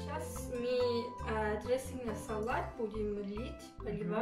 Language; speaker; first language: Russian; early bilingual, heritage; Russian